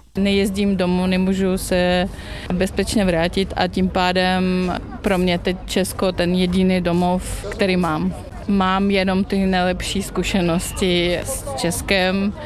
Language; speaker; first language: Czech; non-native, fluent; Russian